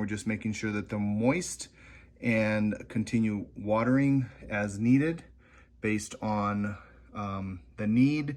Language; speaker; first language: English; native; English